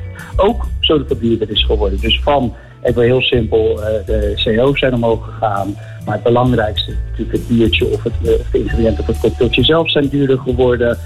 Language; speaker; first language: Dutch; native; Dutch